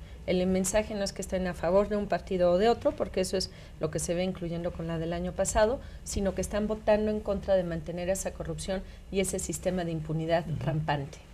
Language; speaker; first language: Spanish; native; Spanish